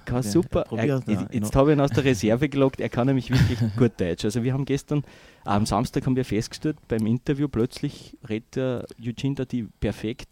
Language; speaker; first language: German; native; German